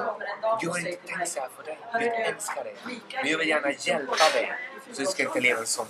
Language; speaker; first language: Swedish; non-native, fluent; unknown